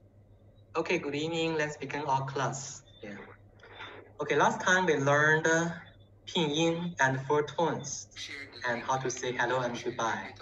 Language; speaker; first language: English; non-native, learner; Chinese